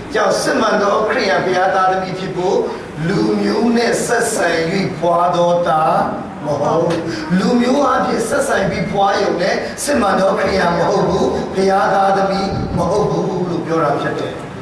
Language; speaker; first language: Burmese; non-native, local second language; Hindi